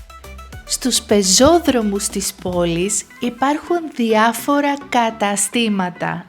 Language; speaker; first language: Greek; native; Greek